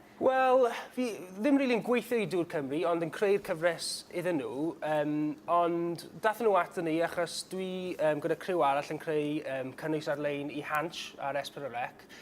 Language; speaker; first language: Welsh; native; Welsh